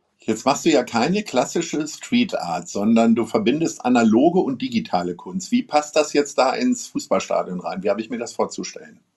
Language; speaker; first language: German; native; German